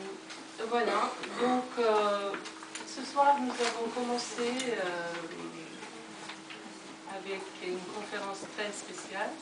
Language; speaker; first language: French; non-native, fluent; Persian